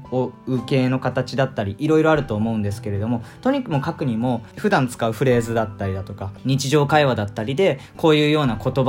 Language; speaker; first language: Japanese; native; Japanese